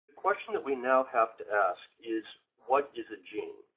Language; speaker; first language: English; native; English